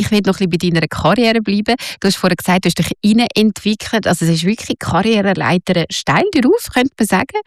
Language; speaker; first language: German; native; German